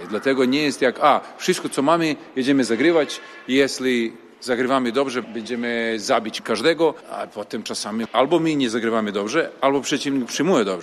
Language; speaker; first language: Polish; non-native, fluent; Serbian